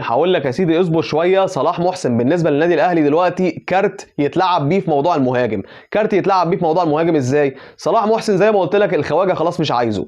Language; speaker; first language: Arabic; native; Arabic